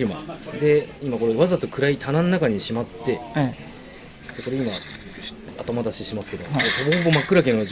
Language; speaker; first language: Japanese; native; Japanese